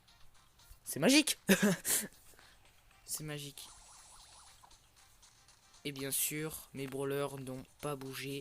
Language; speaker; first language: French; native; French